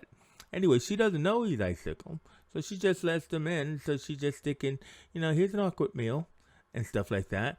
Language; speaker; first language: English; native; English